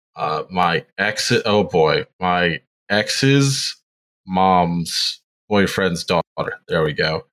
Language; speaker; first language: English; native; English